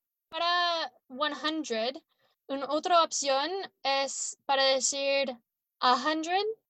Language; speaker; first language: Spanish; non-native, learner; English